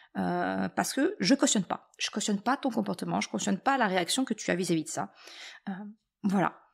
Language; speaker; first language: French; native; French